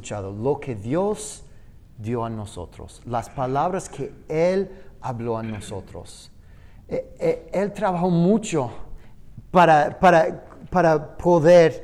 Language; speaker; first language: Spanish; non-native, fluent; English